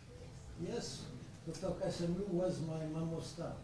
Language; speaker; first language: English; non-native, learner; French